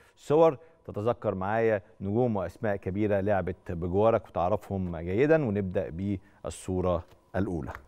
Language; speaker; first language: Arabic; native; Arabic